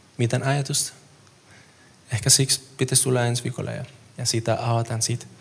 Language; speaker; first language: Finnish; non-native, fluent; Spanish